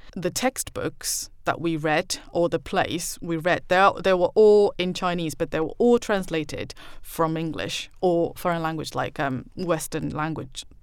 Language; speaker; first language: English; non-native, fluent; Chinese